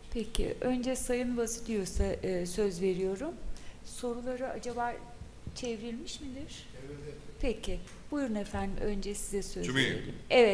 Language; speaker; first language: Turkish; native; Turkish